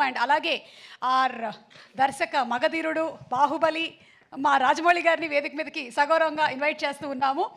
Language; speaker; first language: Telugu; native; Telugu